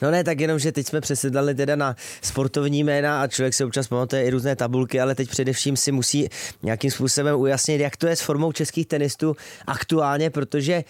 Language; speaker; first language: Czech; native; Czech